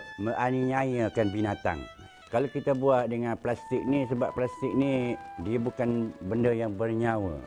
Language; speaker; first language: Malay; early bilingual, other home language; Min Nan Chinese